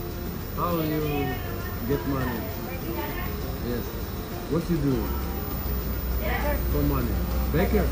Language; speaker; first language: English; non-native, learner; Russian